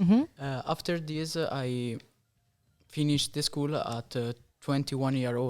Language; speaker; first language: English; non-native, learner; Italian